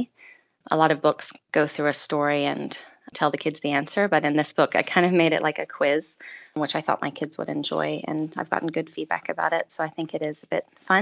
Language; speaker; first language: English; native; English